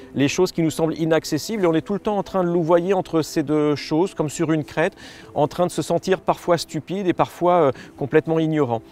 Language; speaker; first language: French; native; French